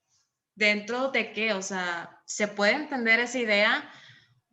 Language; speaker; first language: Spanish; native; Spanish